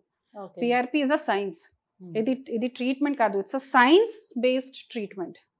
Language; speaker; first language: Telugu; non-native, local second language; Hindi